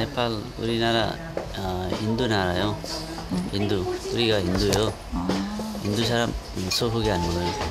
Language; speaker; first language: Korean; non-native, learner; Nepali